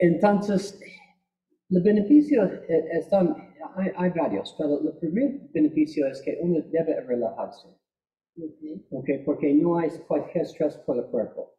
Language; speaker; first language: Spanish; non-native, fluent; English